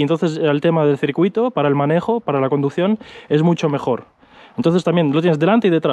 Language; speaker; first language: Spanish; native; Spanish